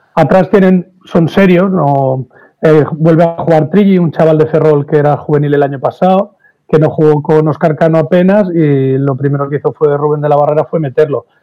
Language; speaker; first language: Spanish; native; Spanish